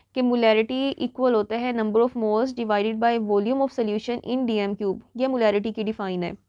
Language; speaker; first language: Urdu; non-native, local second language; Punjabi